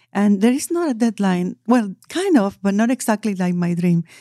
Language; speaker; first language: English; non-native, fluent; Spanish